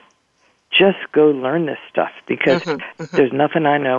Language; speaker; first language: English; early bilingual, other home language; Spanish